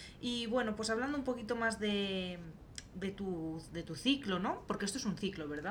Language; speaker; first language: Spanish; native; Spanish